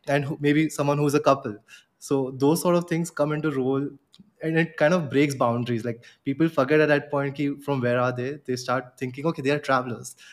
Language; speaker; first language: English; non-native, local second language; Gujarati